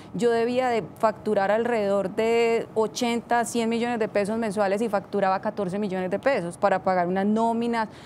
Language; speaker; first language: Spanish; native; Spanish